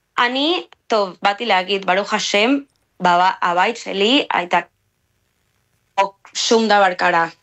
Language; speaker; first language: Hebrew; non-native, learner; Spanish